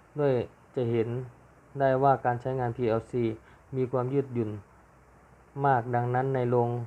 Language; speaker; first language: Thai; native; Thai